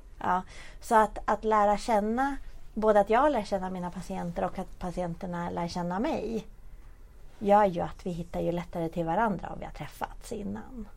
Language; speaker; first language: Swedish; native; Swedish